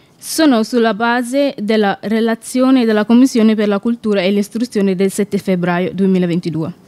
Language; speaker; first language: Italian; non-native, learner; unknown